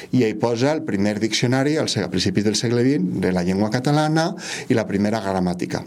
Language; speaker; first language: Catalan; native; Catalan